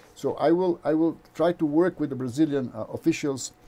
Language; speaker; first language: English; non-native, fluent; Portuguese